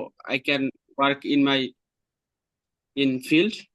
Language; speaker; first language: English; non-native, learner; Bangla